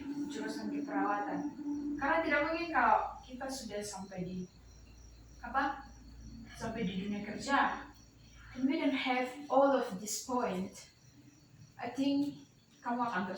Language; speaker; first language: Indonesian; native; Indonesian